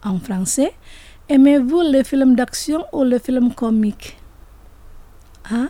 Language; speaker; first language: French; non-native, fluent; Indonesian